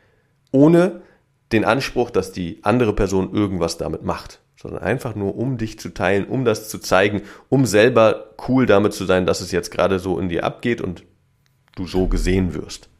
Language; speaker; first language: German; native; German